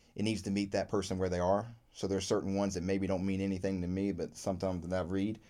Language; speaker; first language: English; native; English